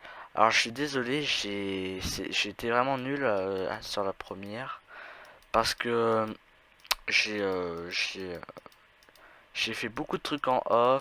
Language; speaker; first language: French; native; French